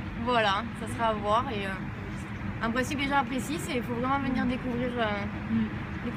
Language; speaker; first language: French; native; French